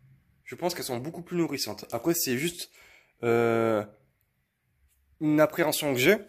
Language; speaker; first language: French; native; French